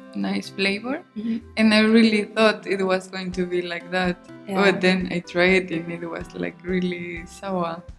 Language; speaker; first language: English; non-native, fluent; Spanish